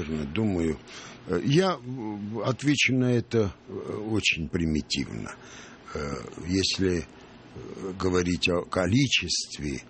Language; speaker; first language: Russian; non-native, local second language; Armenian